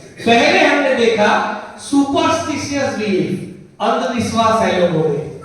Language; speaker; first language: Hindi; non-native, local second language; Bangla